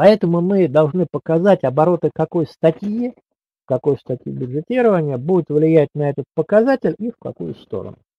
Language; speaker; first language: Russian; native; Russian